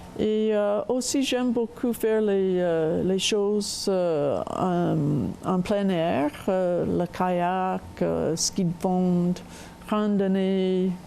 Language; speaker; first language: French; non-native, local second language; English